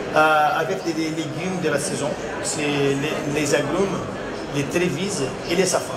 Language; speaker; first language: French; non-native, learner; Portuguese